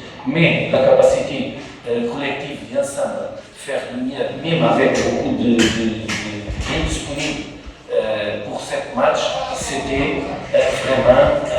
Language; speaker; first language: French; non-native, fluent; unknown